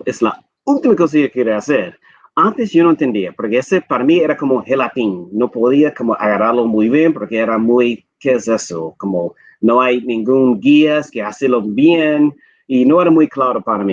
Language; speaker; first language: Spanish; non-native, fluent; English